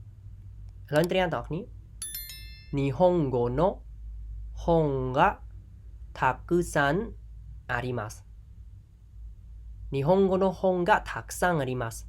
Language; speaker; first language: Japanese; non-native, fluent; Khmer